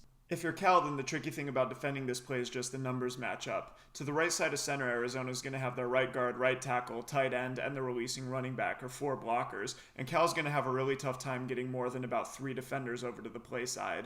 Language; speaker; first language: English; native; English